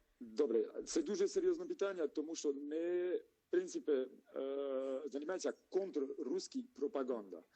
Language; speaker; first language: Ukrainian; non-native, learner; French